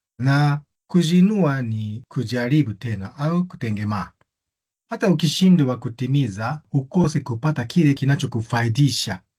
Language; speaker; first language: Swahili; non-native, fluent; Japanese